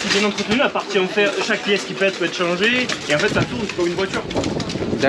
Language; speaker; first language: French; native; French